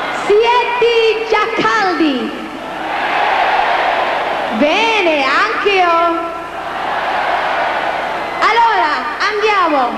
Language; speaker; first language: Italian; non-native, learner; English